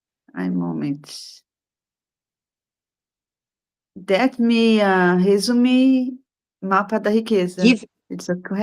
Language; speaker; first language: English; non-native, learner; Portuguese